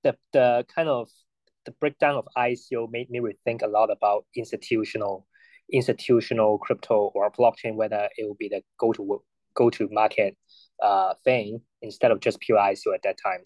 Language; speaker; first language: English; non-native, local second language; Cantonese